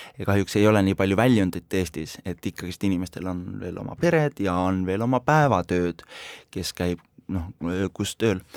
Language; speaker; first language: Estonian; native; Estonian